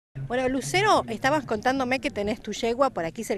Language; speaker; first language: Spanish; native; Spanish